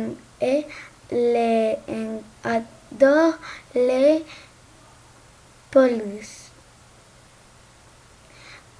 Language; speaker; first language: French; non-native, learner; Spanish